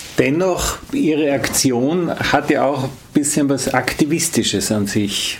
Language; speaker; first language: German; native; German